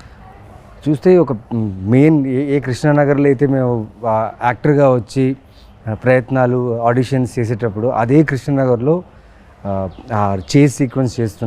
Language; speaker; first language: Telugu; native; Telugu